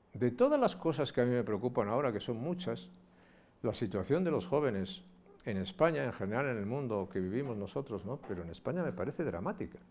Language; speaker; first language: Spanish; native; Spanish